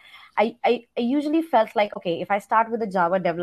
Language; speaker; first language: English; non-native, local second language; Hindi